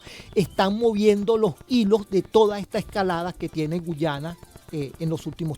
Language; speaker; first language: Spanish; native; Spanish